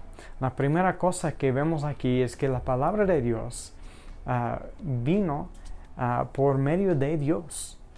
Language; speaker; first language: Spanish; non-native, fluent; English